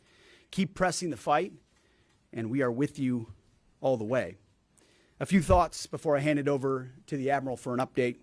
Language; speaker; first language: English; native; English